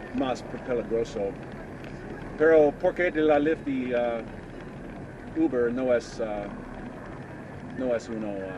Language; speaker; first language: Spanish; non-native, learner; English